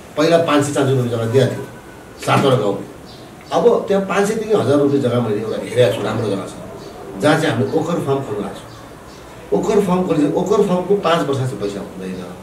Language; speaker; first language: Nepali; non-native, local second language; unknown